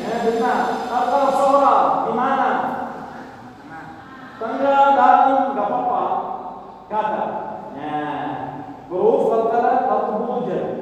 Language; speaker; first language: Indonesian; non-native, learner; Arabic